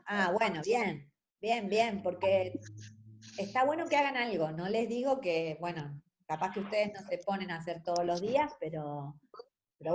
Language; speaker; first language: Spanish; native; Spanish